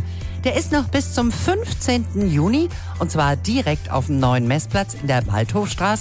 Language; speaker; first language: German; native; German